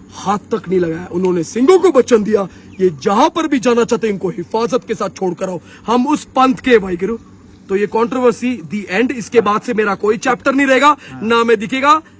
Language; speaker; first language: Hindi; non-native, local second language; Punjabi